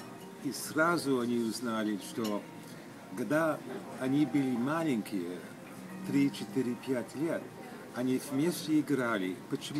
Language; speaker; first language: Russian; early bilingual, heritage; Russian